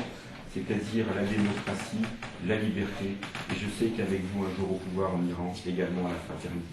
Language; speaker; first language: French; native; French